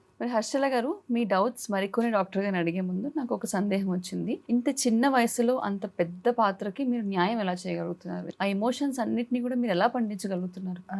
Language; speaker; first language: Telugu; native; Telugu